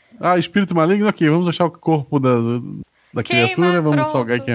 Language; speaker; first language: Portuguese; native; Portuguese